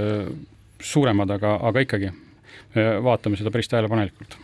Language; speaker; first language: Estonian; native; Estonian